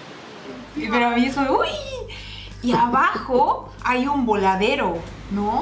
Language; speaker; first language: Spanish; native; Spanish